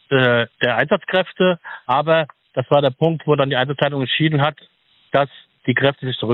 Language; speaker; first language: German; native; German